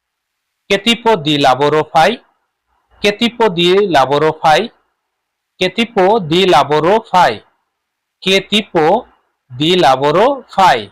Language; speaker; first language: Italian; non-native, learner; Bangla